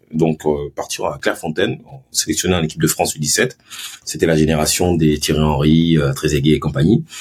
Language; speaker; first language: French; early bilingual, other home language; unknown